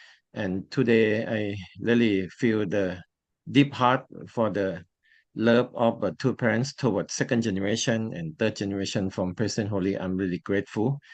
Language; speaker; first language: English; non-native, learner; Thai